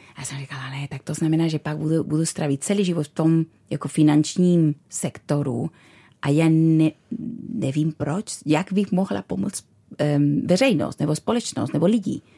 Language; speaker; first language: Czech; non-native, fluent; Spanish